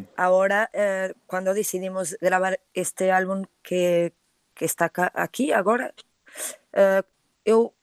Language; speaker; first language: Spanish; non-native, learner; Portuguese